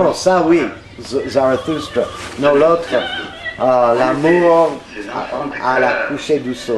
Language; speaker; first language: French; non-native, fluent; English